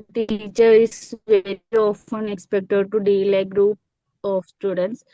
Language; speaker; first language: English; non-native, local second language; Malayalam